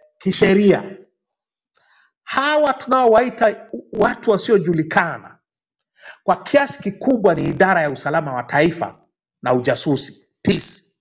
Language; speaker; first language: Swahili; non-native, local second language; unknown